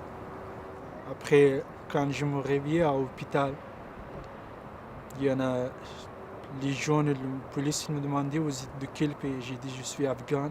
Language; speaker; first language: French; non-native, learner; Pashto